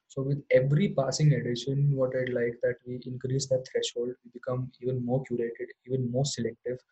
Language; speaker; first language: English; non-native, local second language; Hindi